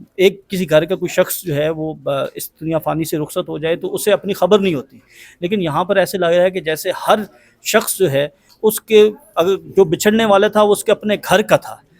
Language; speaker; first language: Urdu; non-native, local second language; Pashto